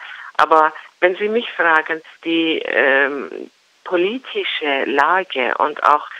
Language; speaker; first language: German; non-native, learner; Persian